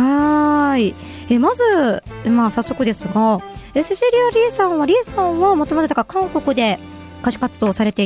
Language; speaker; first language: Japanese; native; Japanese